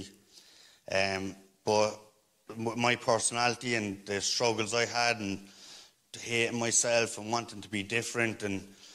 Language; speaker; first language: English; native; English